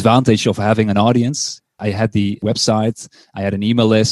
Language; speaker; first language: English; non-native, fluent; Dutch